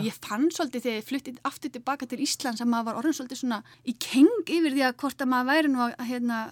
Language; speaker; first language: Icelandic; native; Icelandic